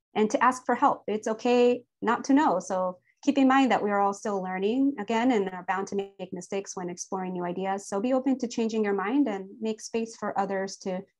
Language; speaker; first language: English; native; English